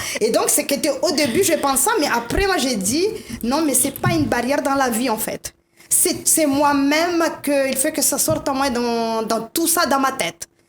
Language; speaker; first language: French; non-native, local second language; Malagasy